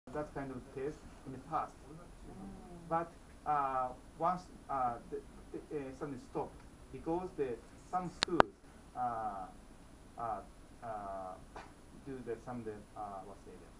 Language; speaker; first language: English; non-native, fluent; Japanese